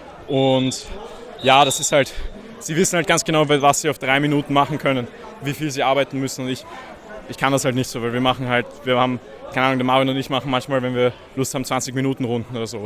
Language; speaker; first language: German; native; German